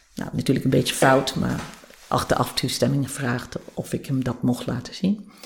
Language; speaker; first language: Dutch; non-native, fluent; English